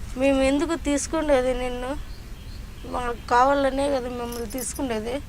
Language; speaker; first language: Telugu; native; Telugu